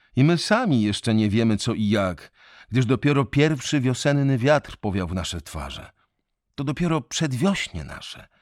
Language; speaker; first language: Polish; native; Polish